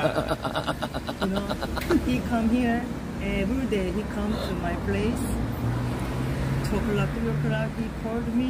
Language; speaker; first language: English; non-native, learner; Korean